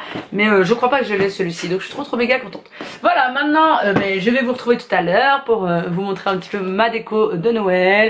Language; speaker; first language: French; native; French